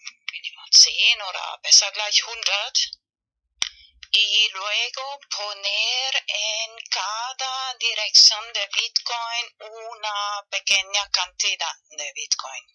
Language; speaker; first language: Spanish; non-native, fluent; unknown